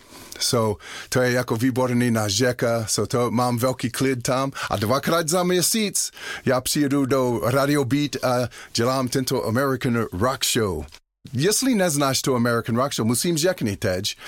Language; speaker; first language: Czech; non-native, learner; English